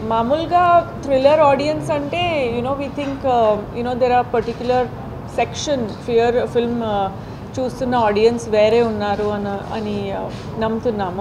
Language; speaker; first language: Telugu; non-native, learner; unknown